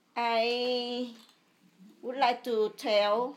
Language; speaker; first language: English; early bilingual, other home language; Vietnamese